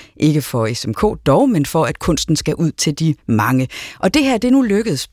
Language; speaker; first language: Danish; native; Danish